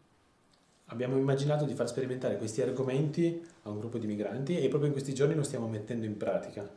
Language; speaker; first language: Italian; native; Italian